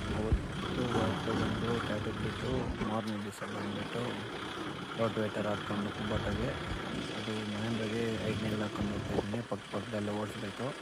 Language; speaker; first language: Kannada; non-native, local second language; Telugu